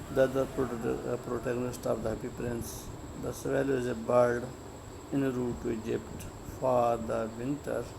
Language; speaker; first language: English; non-native, local second language; Urdu